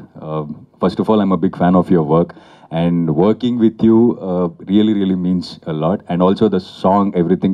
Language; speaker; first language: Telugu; non-native, fluent; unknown